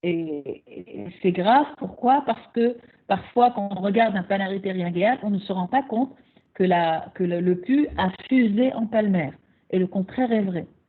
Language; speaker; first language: French; non-native, local second language; Arabic